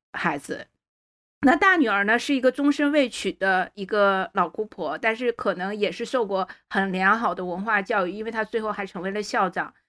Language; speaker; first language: Chinese; native; Chinese